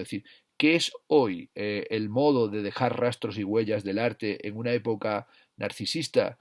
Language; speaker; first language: Spanish; native; Spanish